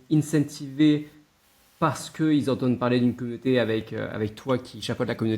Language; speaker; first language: French; native; French